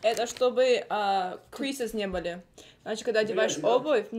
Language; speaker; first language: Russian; early bilingual, heritage; Russian